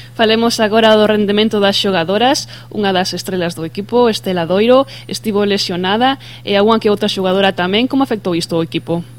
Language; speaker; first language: Galician; native; Galician